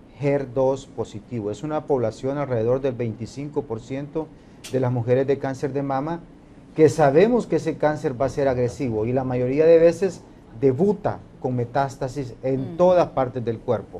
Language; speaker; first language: Spanish; native; Spanish